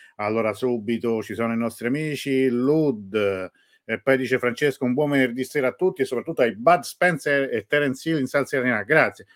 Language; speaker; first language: Italian; native; Italian